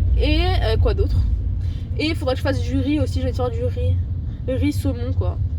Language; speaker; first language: French; native; French